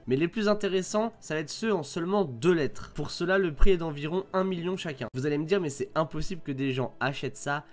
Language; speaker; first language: French; native; French